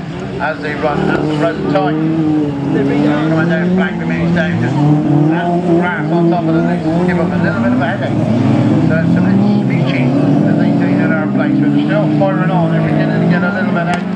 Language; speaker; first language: English; native; English